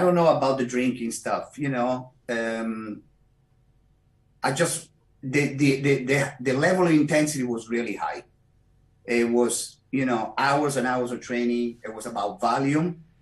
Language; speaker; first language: English; non-native, fluent; Italian